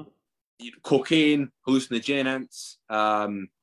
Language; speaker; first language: English; native; English